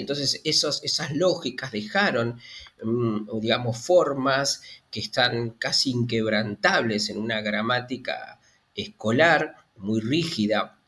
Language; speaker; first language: Spanish; native; Spanish